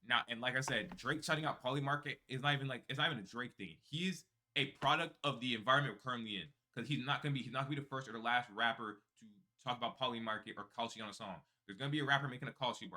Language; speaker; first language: English; native; English